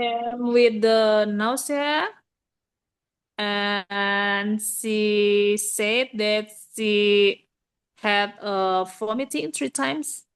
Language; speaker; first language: English; non-native, learner; Indonesian